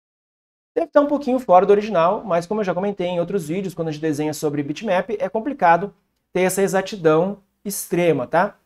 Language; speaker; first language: Portuguese; native; Portuguese